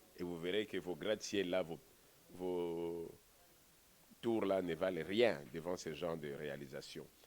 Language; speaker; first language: French; non-native, local second language; Kongo